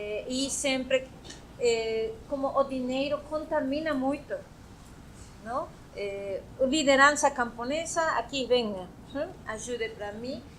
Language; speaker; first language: Portuguese; non-native, fluent; Spanish